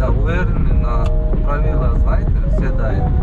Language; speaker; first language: Russian; non-native, learner; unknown